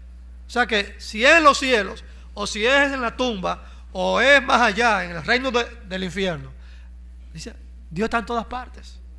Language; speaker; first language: Spanish; native; Spanish